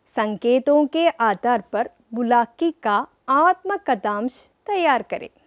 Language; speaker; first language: Hindi; non-native, local second language; Malayalam